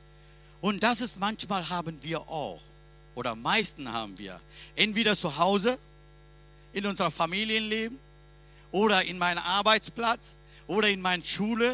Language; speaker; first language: German; non-native, learner; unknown